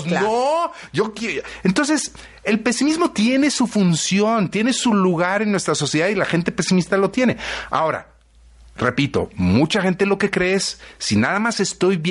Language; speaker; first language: Spanish; native; Spanish